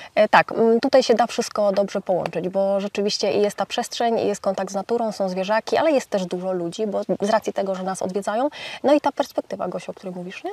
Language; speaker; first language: Polish; native; Polish